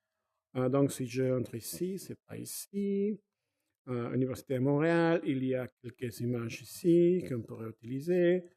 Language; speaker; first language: French; non-native, fluent; Spanish